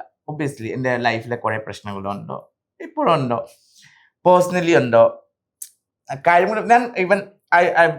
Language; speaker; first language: Malayalam; non-native, fluent; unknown